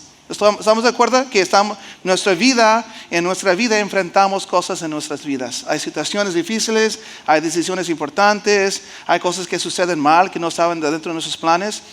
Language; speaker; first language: Spanish; early bilingual, heritage; Spanish